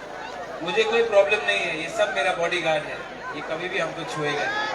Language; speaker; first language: Hindi; non-native, local second language; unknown